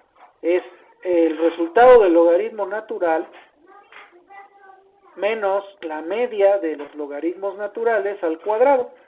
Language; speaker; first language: Spanish; native; Spanish